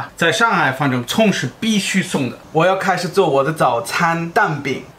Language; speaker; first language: Chinese; non-native, fluent; German